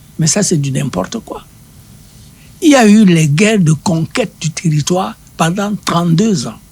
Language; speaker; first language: French; non-native, local second language; Duala